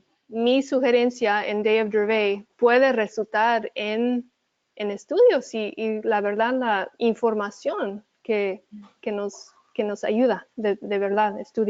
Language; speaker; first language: Spanish; early bilingual, heritage; Spanish